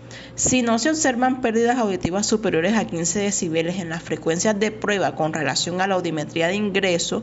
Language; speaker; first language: Spanish; native; Spanish